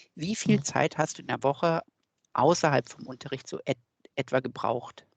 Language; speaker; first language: German; native; German